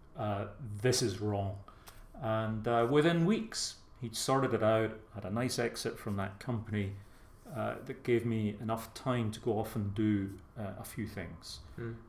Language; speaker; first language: English; native; English